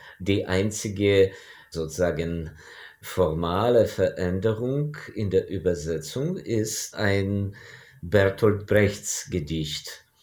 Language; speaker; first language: German; non-native, fluent; Ukrainian